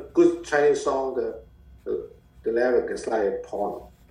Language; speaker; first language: English; non-native, fluent; Chinese